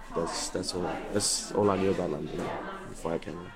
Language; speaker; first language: English; native; English